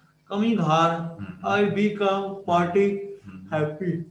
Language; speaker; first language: English; non-native, learner; Urdu